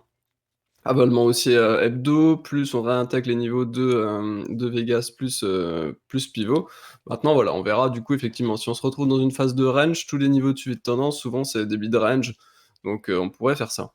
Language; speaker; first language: French; native; French